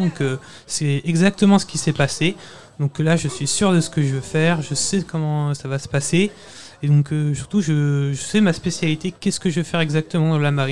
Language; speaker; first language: French; native; French